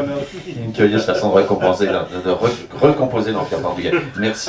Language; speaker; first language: French; native; French